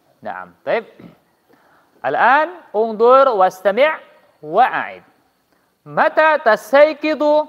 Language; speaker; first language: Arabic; non-native, fluent; Indonesian